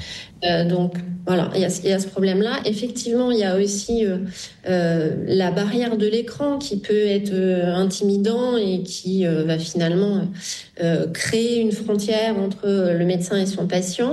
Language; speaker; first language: French; native; French